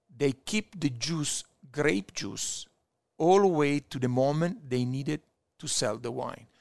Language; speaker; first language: English; non-native, fluent; Italian